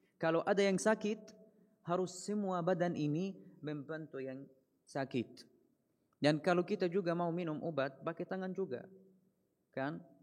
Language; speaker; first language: Malay; non-native, fluent; Arabic